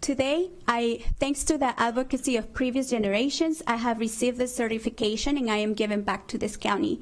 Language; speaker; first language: English; non-native, fluent; Spanish